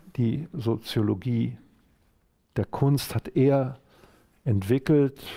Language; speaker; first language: German; native; German